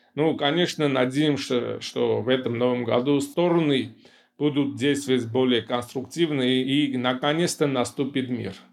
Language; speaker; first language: Russian; non-native, local second language; Armenian